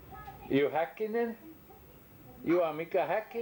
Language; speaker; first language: Finnish; native; Finnish